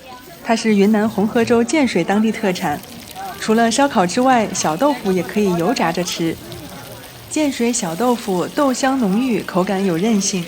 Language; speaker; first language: Chinese; native; Chinese